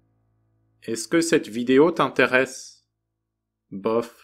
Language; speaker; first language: French; non-native, fluent; Japanese